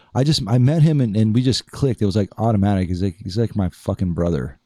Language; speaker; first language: English; native; English